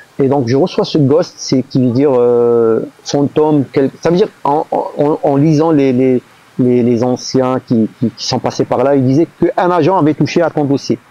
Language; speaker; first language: French; non-native, local second language; Arabic